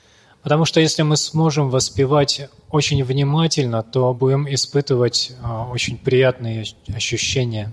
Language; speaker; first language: Russian; native; Russian